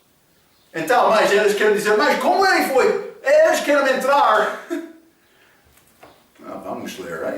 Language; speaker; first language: Portuguese; non-native, fluent; English